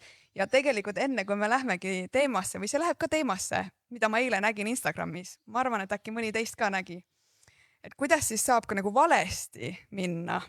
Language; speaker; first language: Estonian; native; Estonian